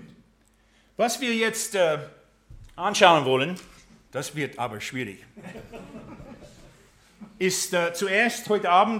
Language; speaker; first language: German; non-native, fluent; English